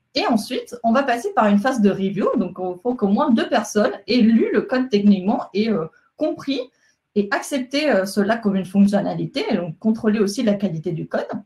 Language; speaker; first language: French; non-native, fluent; Spanish